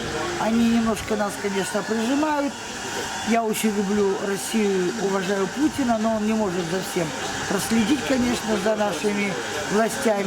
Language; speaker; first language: Russian; native; Russian